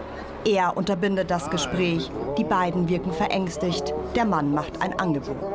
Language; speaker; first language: German; native; German